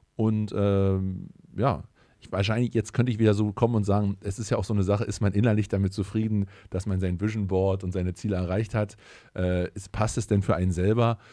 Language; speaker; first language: German; native; German